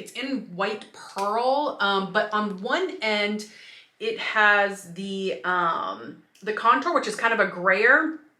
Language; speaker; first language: English; native; English